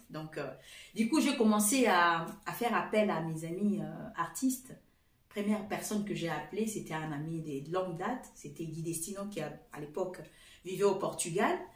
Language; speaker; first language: French; non-native, fluent; Portuguese